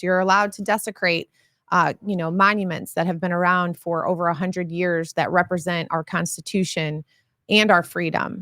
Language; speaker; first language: English; native; English